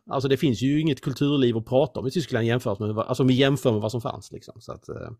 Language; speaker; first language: Swedish; native; Swedish